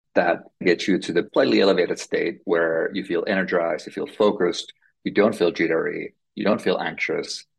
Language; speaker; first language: English; non-native, fluent; Finnish